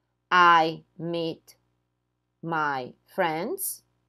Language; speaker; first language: English; non-native, fluent; Italian